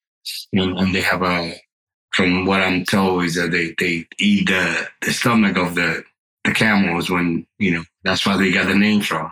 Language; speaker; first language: English; non-native, fluent; Spanish